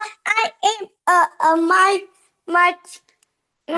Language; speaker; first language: English; non-native, learner; Vietnamese